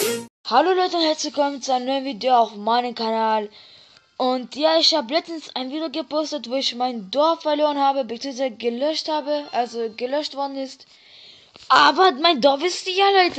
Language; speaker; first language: German; early bilingual, other home language; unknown